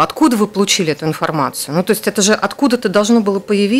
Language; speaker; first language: Russian; native; Russian